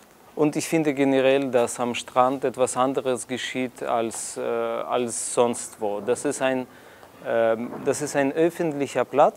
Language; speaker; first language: German; non-native, fluent; Russian